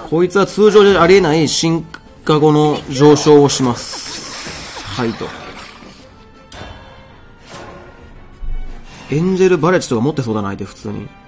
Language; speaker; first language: Japanese; native; Japanese